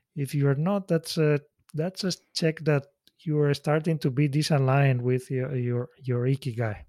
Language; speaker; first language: English; non-native, fluent; Spanish